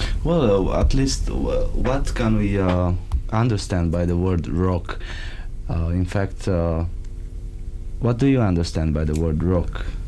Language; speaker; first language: English; non-native, fluent; Romanian